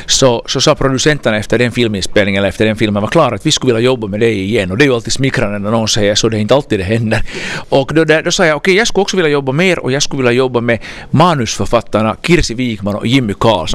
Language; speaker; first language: Swedish; native; Swedish